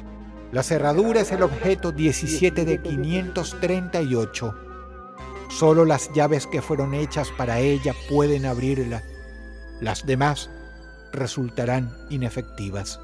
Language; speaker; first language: Spanish; native; Spanish